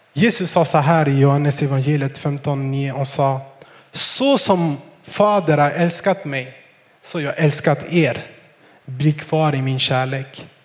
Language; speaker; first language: Swedish; non-native, fluent; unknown